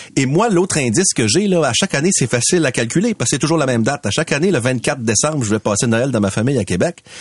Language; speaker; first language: French; native; French